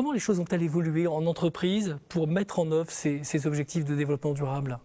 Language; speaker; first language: French; native; French